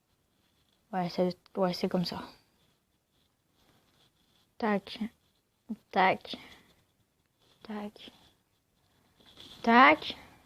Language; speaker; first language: French; native; French